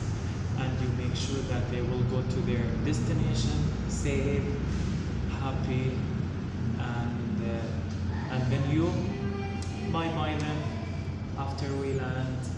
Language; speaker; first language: English; non-native, learner; Arabic